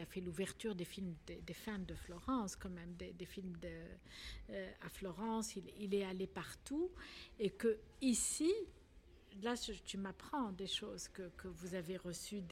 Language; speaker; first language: French; non-native, local second language; Arabic